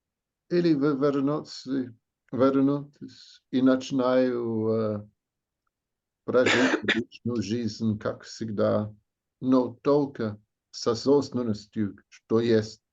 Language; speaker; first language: Russian; non-native, fluent; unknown